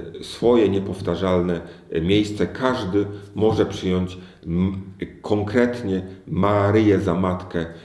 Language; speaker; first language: Polish; native; Polish